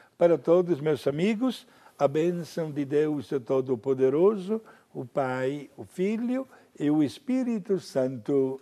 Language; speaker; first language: Portuguese; non-native, fluent; Italian